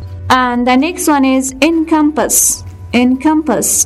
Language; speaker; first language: English; non-native, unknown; Persian